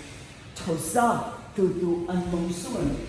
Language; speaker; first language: Vietnamese; non-native, learner; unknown